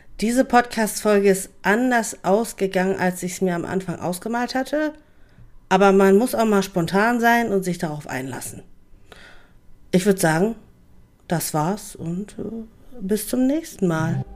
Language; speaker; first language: German; native; German